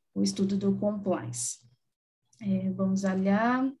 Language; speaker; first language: Spanish; non-native, learner; Portuguese